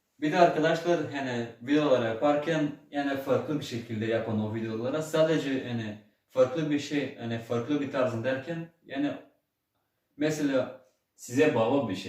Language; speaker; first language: Turkish; early bilingual, heritage; Turkish